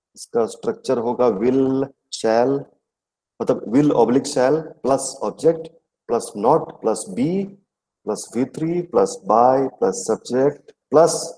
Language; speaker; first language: Hindi; native; Hindi